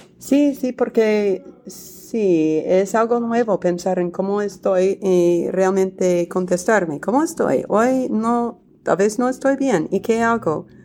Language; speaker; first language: Spanish; non-native, fluent; English